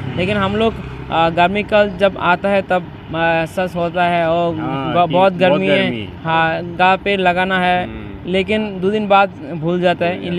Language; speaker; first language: Hindi; non-native, learner; Bangla